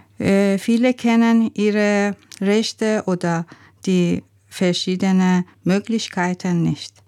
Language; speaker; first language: German; non-native, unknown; Persian